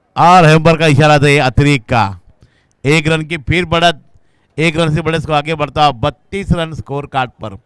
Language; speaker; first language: Hindi; non-native, local second language; Marathi